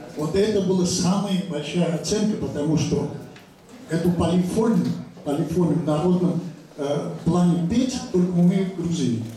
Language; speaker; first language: Russian; non-native, local second language; Armenian